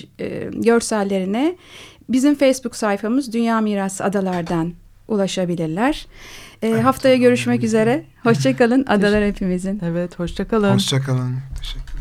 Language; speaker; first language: Turkish; native; Turkish